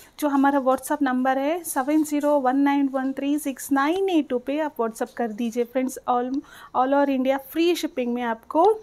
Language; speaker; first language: Hindi; non-native, local second language; Telugu